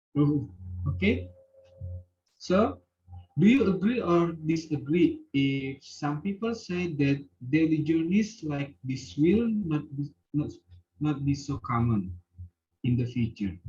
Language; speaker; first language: English; non-native, learner; Indonesian